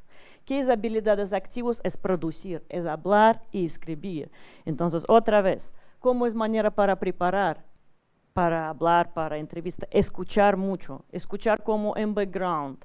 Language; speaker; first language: Spanish; non-native, learner; Russian